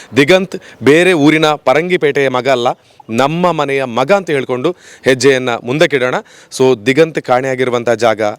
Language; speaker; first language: Kannada; native; Kannada